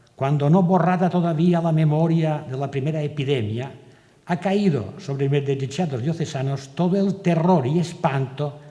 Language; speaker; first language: Spanish; non-native, local second language; Catalan